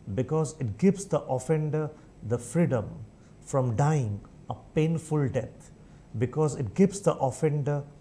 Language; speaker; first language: English; non-native, local second language; Bangla